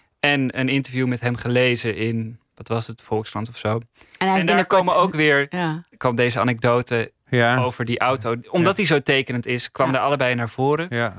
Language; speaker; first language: Dutch; native; Dutch